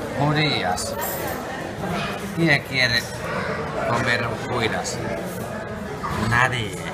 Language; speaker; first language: Spanish; non-native, learner; Finnish